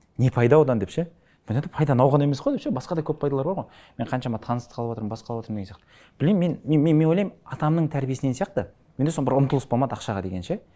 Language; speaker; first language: Kazakh; native; Kazakh